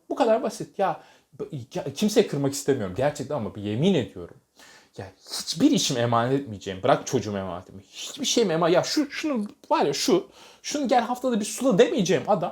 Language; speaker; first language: Turkish; native; Turkish